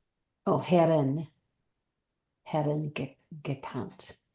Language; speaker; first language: German; non-native, learner; English